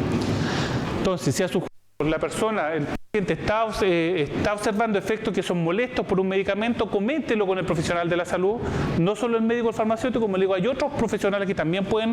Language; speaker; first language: Spanish; native; Spanish